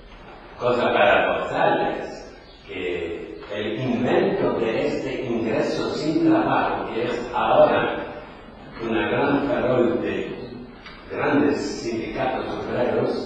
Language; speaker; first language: Spanish; non-native, fluent; Polish